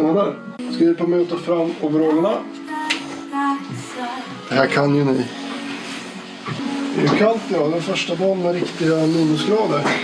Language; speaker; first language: Swedish; native; Swedish